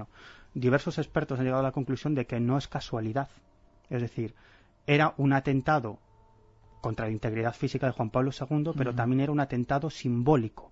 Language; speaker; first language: Spanish; native; Spanish